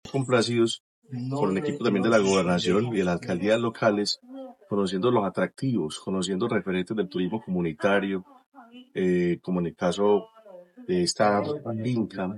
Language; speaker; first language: Spanish; native; Spanish